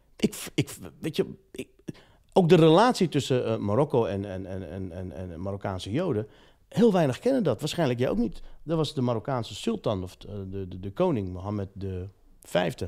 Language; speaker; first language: Dutch; early bilingual, other home language; Riffian